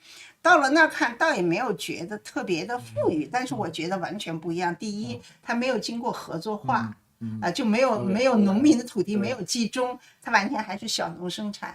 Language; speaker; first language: Chinese; native; Chinese